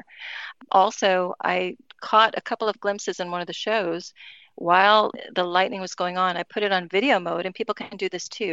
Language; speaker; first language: English; native; English